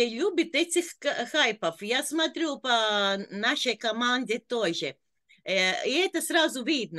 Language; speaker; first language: Russian; non-native, local second language; Latvian